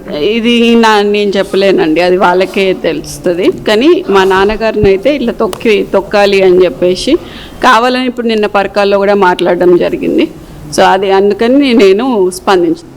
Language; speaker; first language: Telugu; native; Telugu